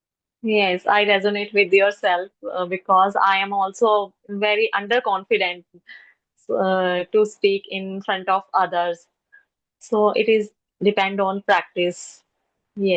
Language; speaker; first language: English; non-native, learner; Hindi